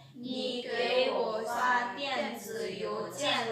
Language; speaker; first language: Chinese; non-native, learner; Lao